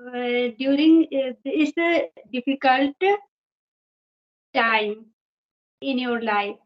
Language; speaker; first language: English; non-native, fluent; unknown